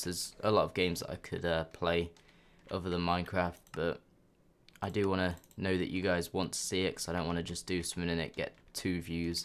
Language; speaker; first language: English; native; English